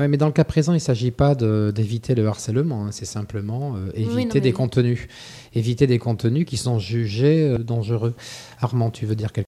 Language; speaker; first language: French; native; French